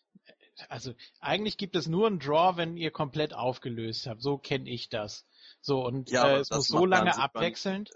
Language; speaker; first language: German; native; German